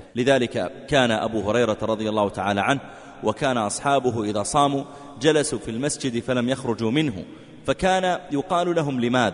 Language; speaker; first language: Arabic; native; Arabic